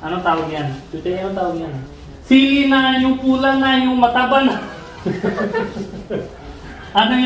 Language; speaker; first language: Filipino; non-native, learner; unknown